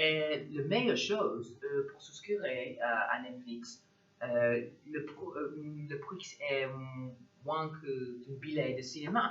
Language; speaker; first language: French; non-native, learner; English